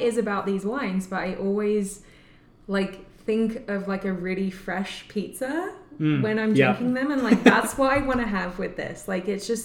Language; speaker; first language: English; native; English